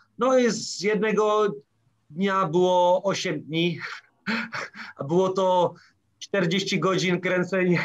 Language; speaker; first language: Polish; non-native, learner; Czech